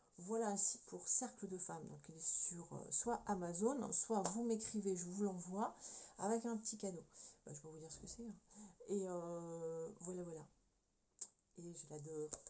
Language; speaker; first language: French; native; French